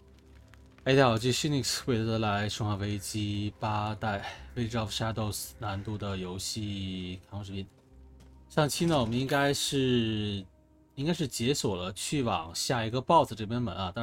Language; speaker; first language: Chinese; native; Chinese